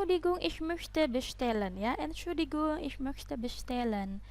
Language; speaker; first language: German; non-native, fluent; Indonesian